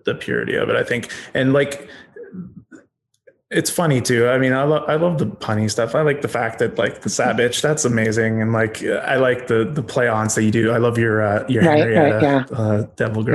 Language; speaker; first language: English; native; English